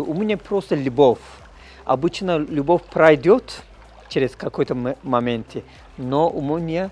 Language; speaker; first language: Russian; non-native, learner; Turkish